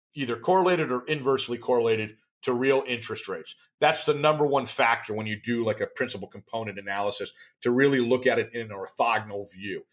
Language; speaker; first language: English; native; English